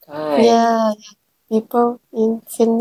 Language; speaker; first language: English; non-native, learner; Thai